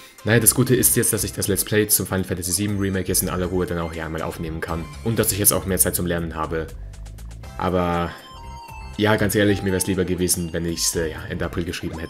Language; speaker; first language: German; native; German